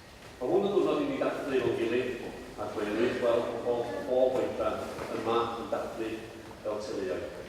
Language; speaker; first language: Welsh; native; Welsh